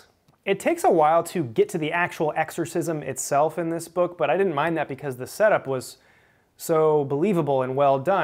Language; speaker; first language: English; native; English